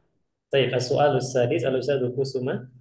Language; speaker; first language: Arabic; non-native, fluent; Indonesian